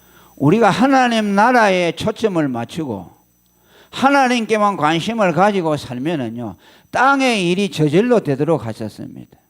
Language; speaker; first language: Korean; native; Korean